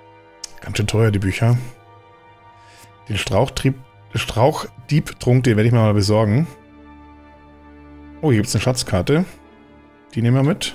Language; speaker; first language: German; native; German